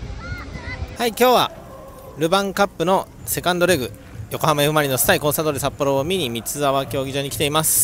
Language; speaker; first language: Japanese; native; Japanese